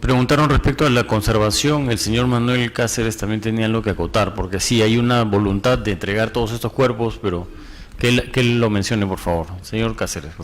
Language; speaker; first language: Spanish; native; Spanish